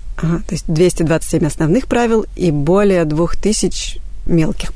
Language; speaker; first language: Russian; native; Russian